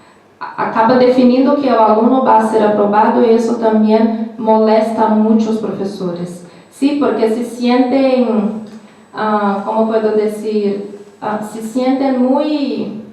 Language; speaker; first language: Spanish; non-native, learner; Portuguese